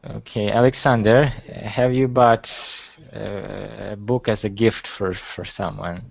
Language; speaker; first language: English; non-native, fluent; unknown